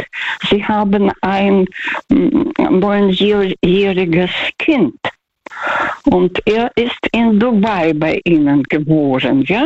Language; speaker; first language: German; early bilingual, heritage; Russian